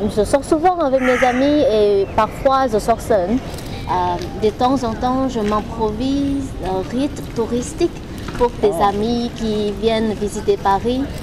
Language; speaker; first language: French; non-native, fluent; Vietnamese